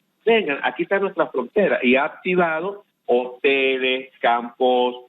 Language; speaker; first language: Spanish; native; Spanish